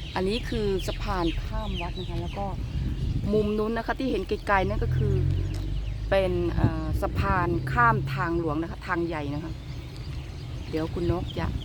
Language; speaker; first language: Thai; native; Thai